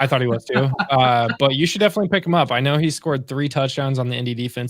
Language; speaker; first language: English; native; English